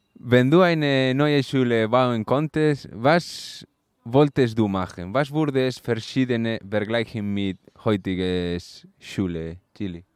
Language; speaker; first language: German; non-native, learner; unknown